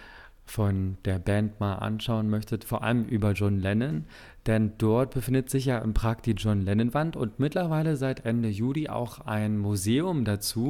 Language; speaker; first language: German; native; German